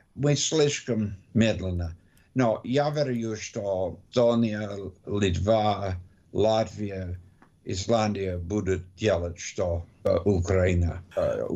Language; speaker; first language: Russian; non-native, learner; English